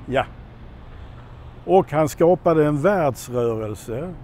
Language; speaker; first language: Swedish; non-native, fluent; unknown